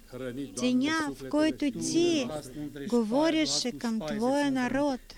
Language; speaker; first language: Bulgarian; non-native, fluent; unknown